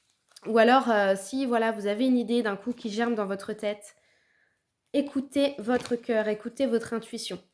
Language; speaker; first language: French; native; French